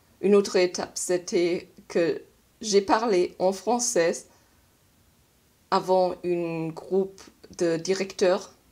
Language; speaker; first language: French; non-native, learner; German